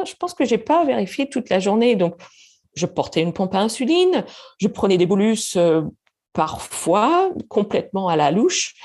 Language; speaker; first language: French; non-native, fluent; English